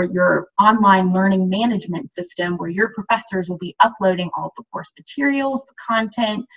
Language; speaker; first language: English; native; English